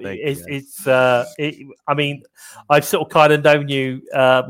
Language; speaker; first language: English; native; English